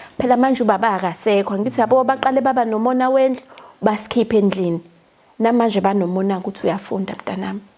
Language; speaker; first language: Zulu; native; Zulu